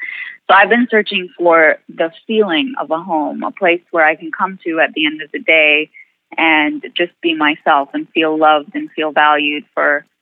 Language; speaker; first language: English; non-native, fluent; Arabic